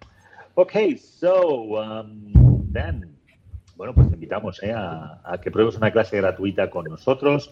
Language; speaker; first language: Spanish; native; Spanish